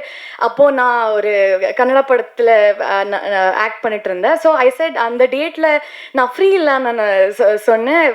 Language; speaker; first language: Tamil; non-native, learner; Kannada